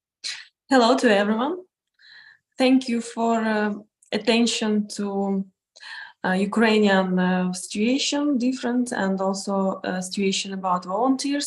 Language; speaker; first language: English; non-native, learner; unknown